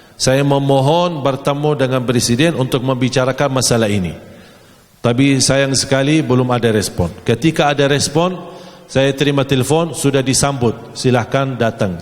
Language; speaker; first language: Malay; non-native, fluent; Arabic